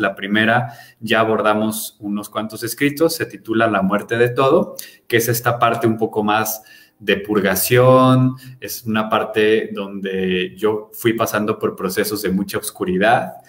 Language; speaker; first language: Spanish; native; Spanish